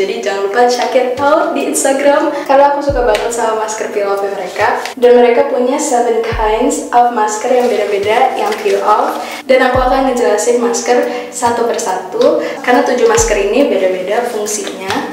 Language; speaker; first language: Indonesian; early bilingual, heritage; Indonesian